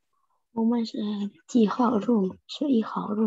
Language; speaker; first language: Chinese; non-native, fluent; Indonesian